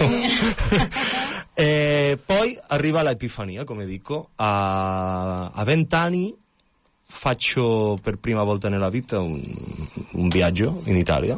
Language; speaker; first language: Italian; non-native, fluent; Catalan